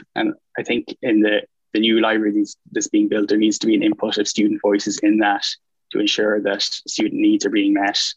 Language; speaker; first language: English; native; English